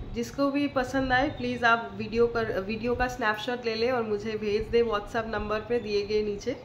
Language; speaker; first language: Hindi; non-native, local second language; Bangla